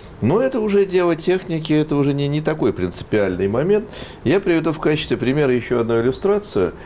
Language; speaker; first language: Russian; native; Russian